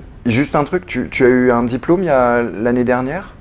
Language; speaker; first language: French; native; French